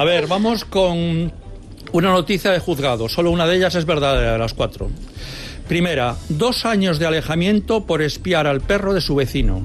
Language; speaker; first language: Spanish; native; Spanish